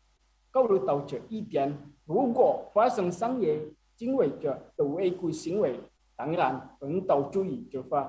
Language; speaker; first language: Chinese; non-native, learner; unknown